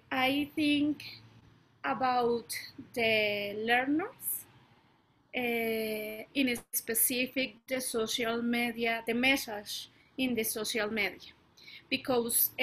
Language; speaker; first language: English; non-native, learner; Spanish